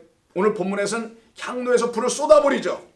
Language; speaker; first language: Korean; native; Korean